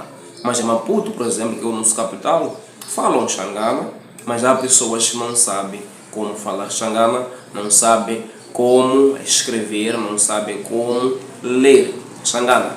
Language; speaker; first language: Portuguese; non-native, local second language; Tsonga